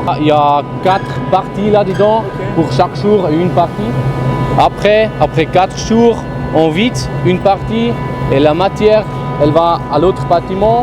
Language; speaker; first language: French; non-native, fluent; German